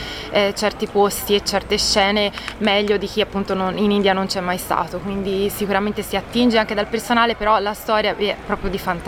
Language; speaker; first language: Italian; native; Italian